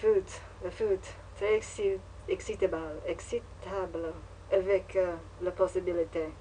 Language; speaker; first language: French; non-native, learner; English